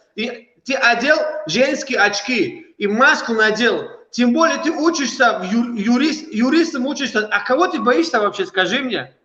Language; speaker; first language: Russian; non-native, local second language; Tajik